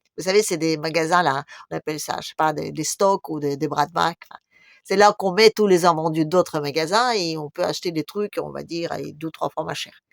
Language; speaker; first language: French; non-native, fluent; Russian